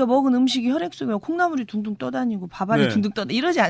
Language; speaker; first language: Korean; native; Korean